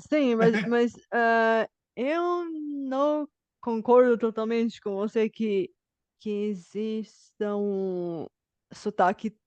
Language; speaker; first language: Portuguese; non-native, fluent; Bulgarian